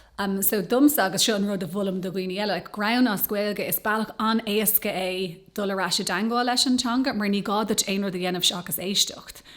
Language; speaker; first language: Irish; non-native, local second language; English